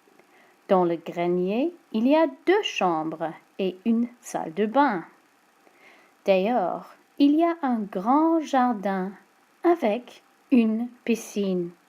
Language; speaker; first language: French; non-native, fluent; English